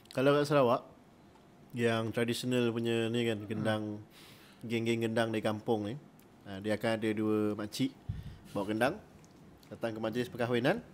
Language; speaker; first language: Malay; native; Malay